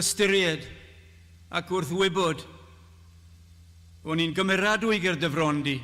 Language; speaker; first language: Welsh; native; Welsh